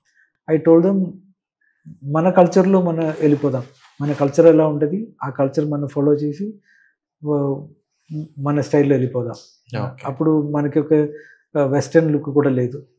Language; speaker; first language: Telugu; non-native, learner; Malayalam